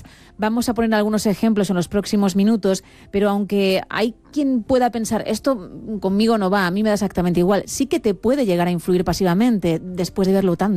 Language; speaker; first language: Spanish; native; Spanish